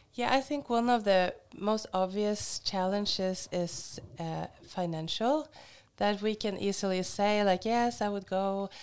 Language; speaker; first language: English; non-native, fluent; Norwegian